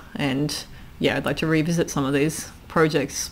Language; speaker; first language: English; native; English